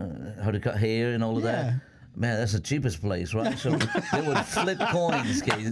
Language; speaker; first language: English; non-native, local second language; Filipino